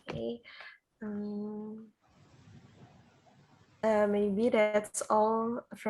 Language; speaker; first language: English; non-native, learner; Indonesian